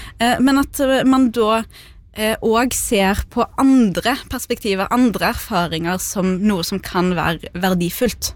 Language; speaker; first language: Norwegian; early bilingual, other home language; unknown